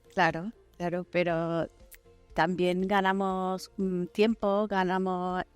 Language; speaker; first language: Spanish; non-native, fluent; English